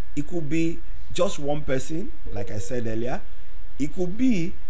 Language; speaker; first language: English; non-native, local second language; Yoruba